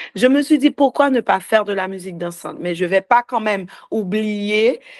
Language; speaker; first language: French; native; French